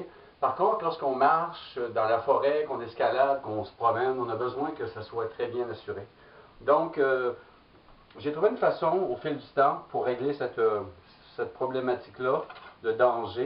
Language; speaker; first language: French; native; French